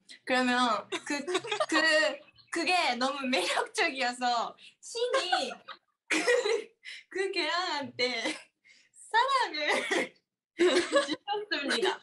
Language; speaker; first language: Korean; non-native, learner; Japanese